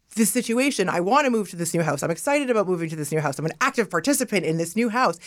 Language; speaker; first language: English; early bilingual, other home language; Yoruba